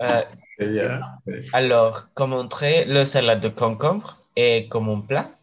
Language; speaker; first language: French; non-native, learner; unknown